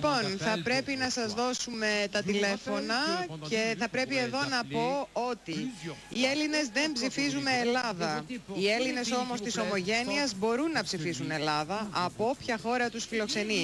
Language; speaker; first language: Greek; native; Greek